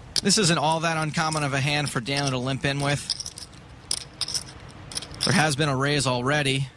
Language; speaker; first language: English; native; English